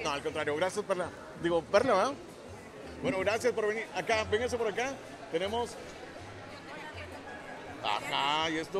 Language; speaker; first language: Spanish; native; Spanish